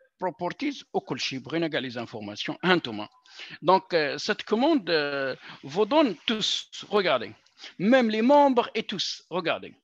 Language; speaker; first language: French; non-native, local second language; Arabic